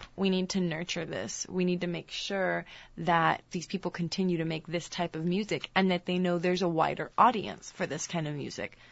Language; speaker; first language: English; native; English